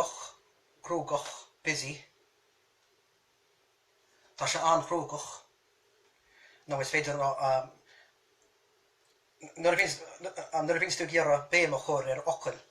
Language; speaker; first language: Irish; native; Irish